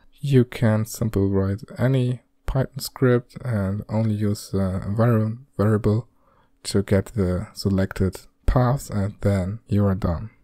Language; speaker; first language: English; non-native, fluent; German